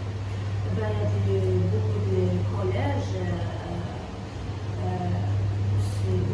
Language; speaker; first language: French; non-native, local second language; Arabic